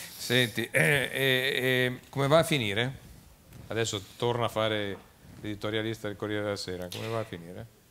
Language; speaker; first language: Italian; native; Italian